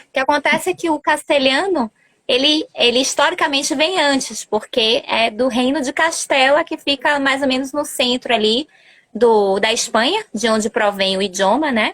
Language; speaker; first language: Portuguese; early bilingual, other home language; Spanish